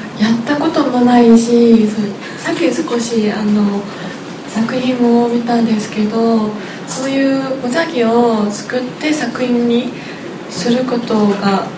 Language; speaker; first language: Japanese; non-native, fluent; Korean